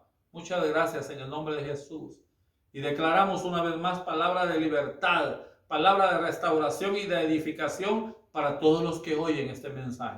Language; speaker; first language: Spanish; native; Spanish